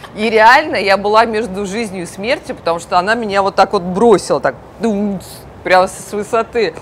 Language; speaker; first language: Russian; native; Russian